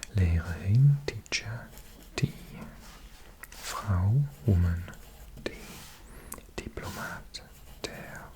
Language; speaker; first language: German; non-native, learner; English